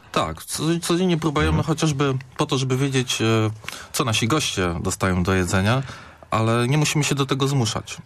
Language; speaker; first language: Polish; native; Polish